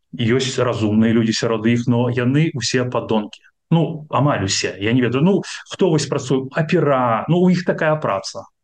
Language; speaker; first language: Belarusian; non-native, local second language; Russian